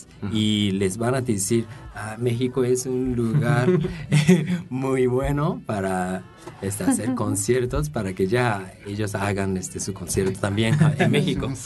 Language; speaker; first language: Spanish; non-native, fluent; Japanese